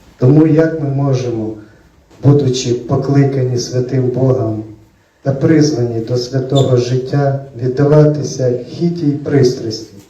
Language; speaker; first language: Ukrainian; non-native, local second language; Russian